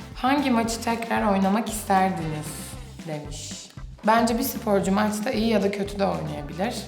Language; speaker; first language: Turkish; native; Turkish